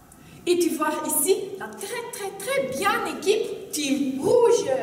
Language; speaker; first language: French; non-native, learner; Dutch